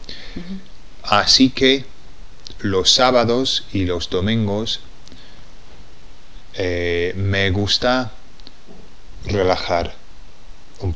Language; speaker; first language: Spanish; non-native, fluent; English